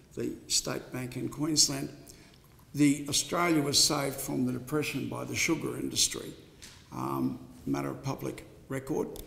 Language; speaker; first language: English; native; English